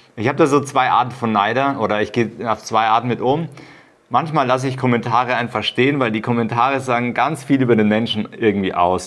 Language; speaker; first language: German; native; German